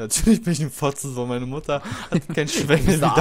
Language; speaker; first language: German; native; German